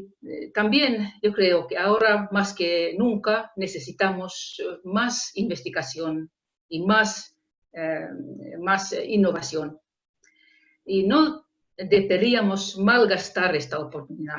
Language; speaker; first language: Spanish; non-native, fluent; Finnish